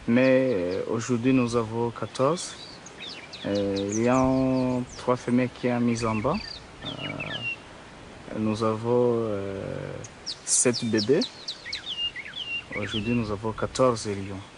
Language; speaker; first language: French; non-native, local second language; Kinyarwanda